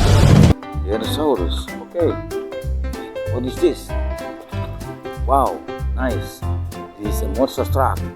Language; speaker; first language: English; non-native, learner; Indonesian